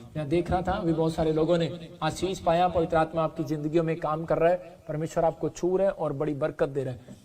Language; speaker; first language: Hindi; non-native, local second language; Punjabi